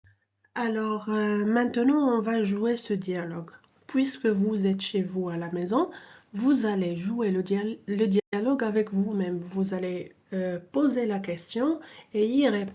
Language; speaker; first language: French; non-native, local second language; Arabic